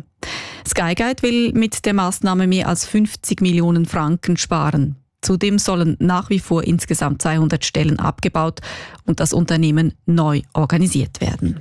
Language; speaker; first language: German; native; German